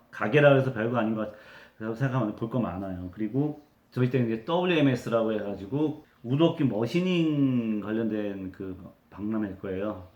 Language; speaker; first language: Korean; native; Korean